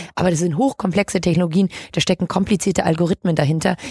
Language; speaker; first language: German; native; German